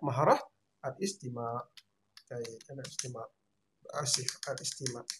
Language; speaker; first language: Arabic; non-native, fluent; Malay